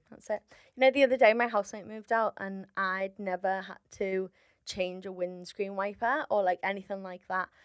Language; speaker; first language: English; native; English